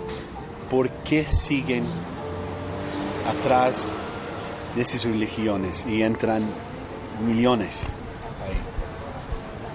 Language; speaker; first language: Spanish; non-native, fluent; Portuguese